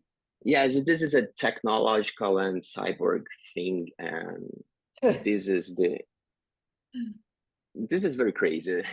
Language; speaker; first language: English; non-native, learner; Portuguese